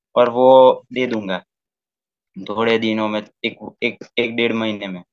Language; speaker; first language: Hindi; non-native, local second language; Gujarati